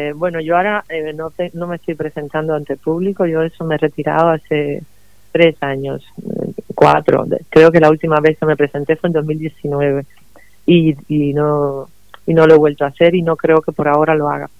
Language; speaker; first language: Spanish; native; Spanish